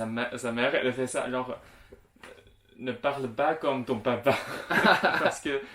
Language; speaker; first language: French; non-native, fluent; Chinese